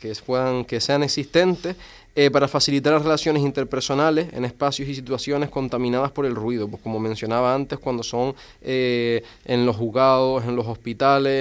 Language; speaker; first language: Spanish; native; Spanish